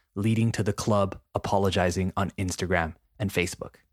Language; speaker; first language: English; non-native, fluent; Spanish